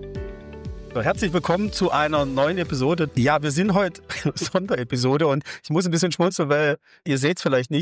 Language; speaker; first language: German; native; German